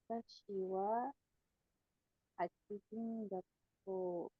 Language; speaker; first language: Japanese; non-native, learner; Indonesian